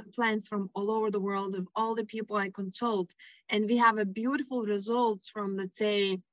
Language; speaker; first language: English; non-native, fluent; Lithuanian